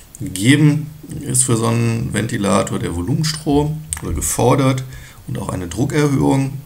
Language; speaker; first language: German; native; German